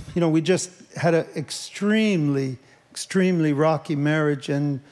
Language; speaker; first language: English; native; English